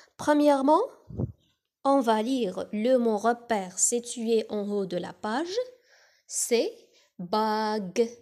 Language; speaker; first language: French; non-native, local second language; Arabic